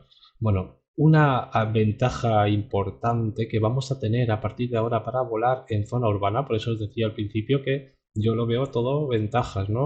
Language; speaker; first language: Spanish; native; Spanish